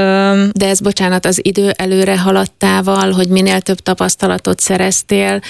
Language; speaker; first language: Hungarian; native; Hungarian